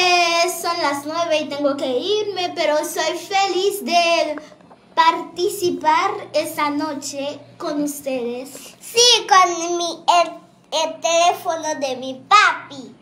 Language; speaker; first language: Spanish; non-native, learner; Haitian Creole